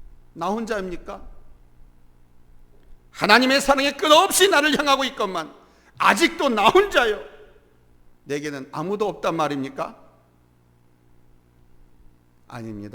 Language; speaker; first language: Korean; native; Korean